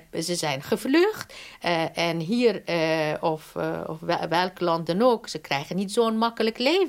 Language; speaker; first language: Dutch; non-native, fluent; Persian